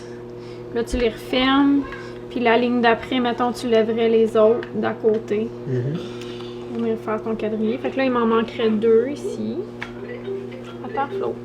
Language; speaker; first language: French; native; French